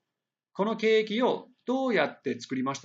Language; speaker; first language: Japanese; non-native, fluent; English